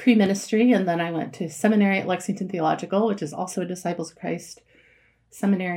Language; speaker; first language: English; native; English